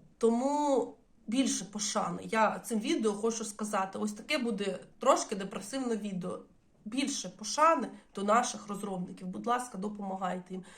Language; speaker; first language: Ukrainian; non-native, local second language; Russian